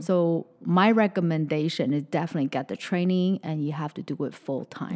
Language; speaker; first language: English; non-native, fluent; Chinese